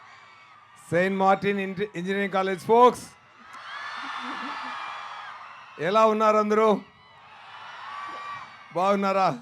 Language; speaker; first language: Telugu; non-native, fluent; Tamil